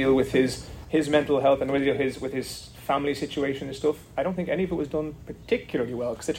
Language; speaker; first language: English; native; English